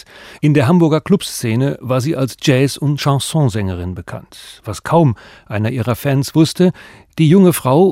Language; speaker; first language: German; native; German